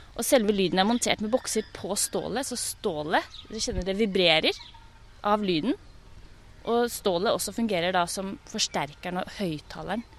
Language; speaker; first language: Norwegian; native; Norwegian